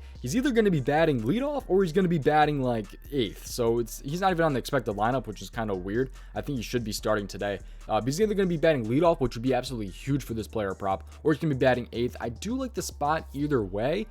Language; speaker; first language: English; native; English